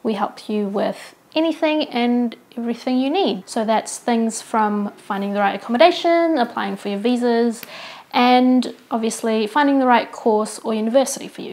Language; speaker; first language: English; early bilingual, other home language; Indonesian